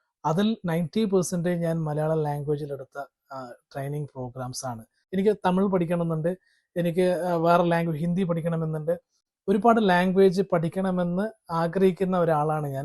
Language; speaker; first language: Malayalam; non-native, fluent; Kannada